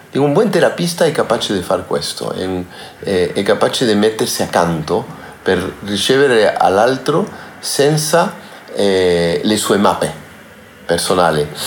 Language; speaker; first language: Italian; non-native, learner; Spanish